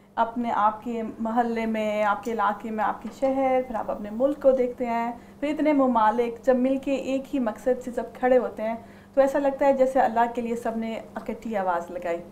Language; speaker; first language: Urdu; native; Urdu